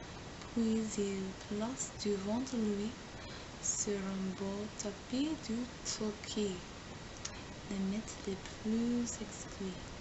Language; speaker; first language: French; non-native, learner; English